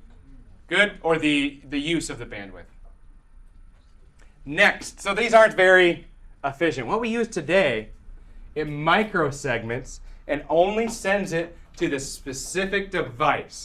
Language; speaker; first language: English; native; English